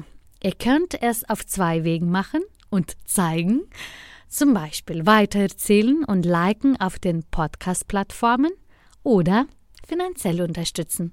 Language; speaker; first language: German; non-native, fluent; Lithuanian